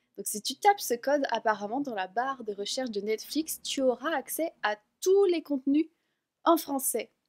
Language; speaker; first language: French; native; French